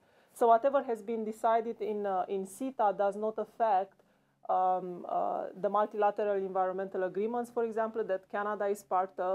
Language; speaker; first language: English; non-native, fluent; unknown